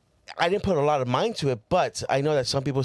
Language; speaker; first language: English; native; English